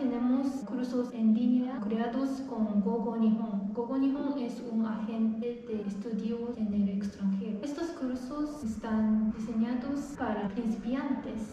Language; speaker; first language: Spanish; non-native, fluent; Japanese